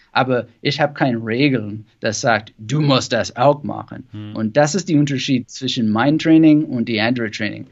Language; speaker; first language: German; non-native, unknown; English